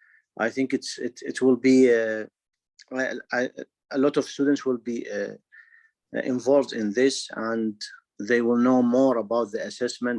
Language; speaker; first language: English; non-native, fluent; Arabic